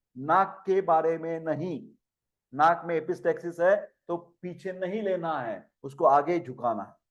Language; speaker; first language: Hindi; non-native, local second language; Marathi